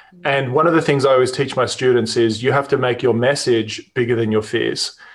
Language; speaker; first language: English; native; English